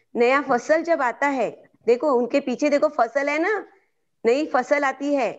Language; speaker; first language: Hindi; non-native, local second language; Marathi